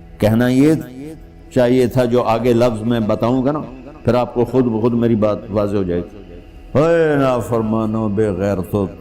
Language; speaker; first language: Urdu; non-native, local second language; Punjabi